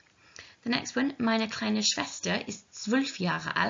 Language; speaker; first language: German; non-native, learner; English